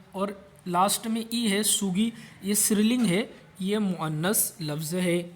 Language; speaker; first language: Urdu; non-native, local second language; Marathi